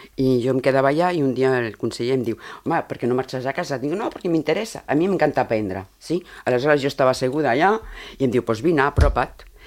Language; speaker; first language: Catalan; early bilingual, heritage; Catalan